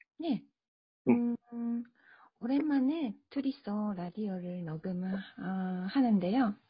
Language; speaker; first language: Korean; non-native, learner; Japanese